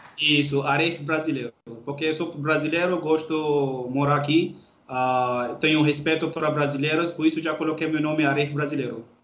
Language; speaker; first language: Portuguese; non-native, learner; Urdu